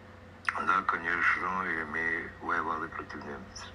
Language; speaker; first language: Russian; non-native, fluent; Serbian